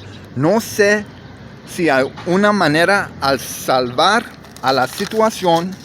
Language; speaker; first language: Spanish; early bilingual, heritage; English